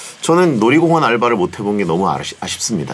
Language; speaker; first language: Korean; native; Korean